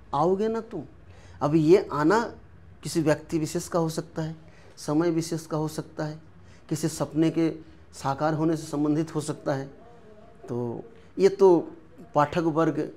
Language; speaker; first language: Hindi; non-native, local second language; Bangla